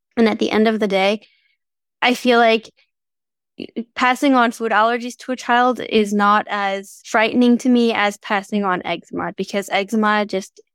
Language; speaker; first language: English; native; English